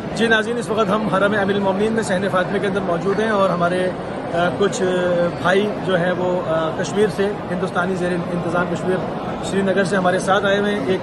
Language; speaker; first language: Urdu; native; Urdu